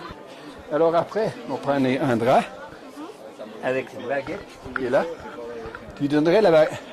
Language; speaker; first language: French; native; French